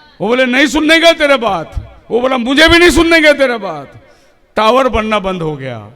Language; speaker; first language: Hindi; non-native, local second language; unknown